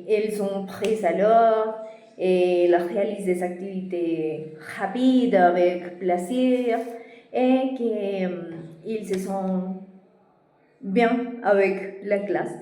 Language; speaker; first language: French; non-native, fluent; Spanish